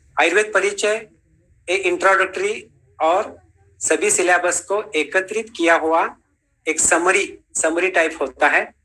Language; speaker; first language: Hindi; non-native, local second language; Marathi